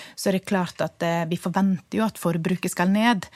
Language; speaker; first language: Norwegian; native; Norwegian